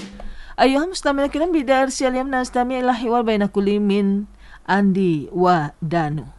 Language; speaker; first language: Arabic; non-native, fluent; Indonesian